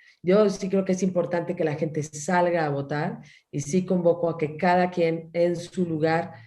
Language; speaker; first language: Spanish; native; Spanish